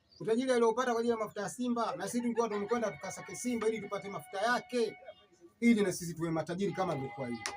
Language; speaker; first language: Swahili; native; Swahili